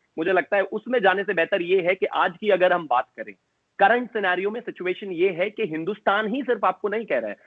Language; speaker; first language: Hindi; native; Hindi